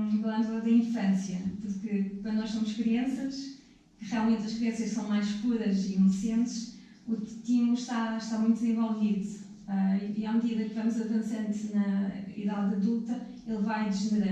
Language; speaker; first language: Portuguese; native; Portuguese